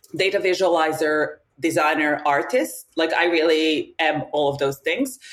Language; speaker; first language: English; non-native, fluent; Serbian